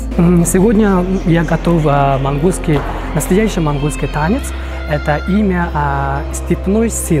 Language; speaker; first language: Russian; non-native, learner; Mongolian